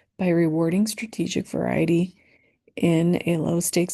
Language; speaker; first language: English; native; English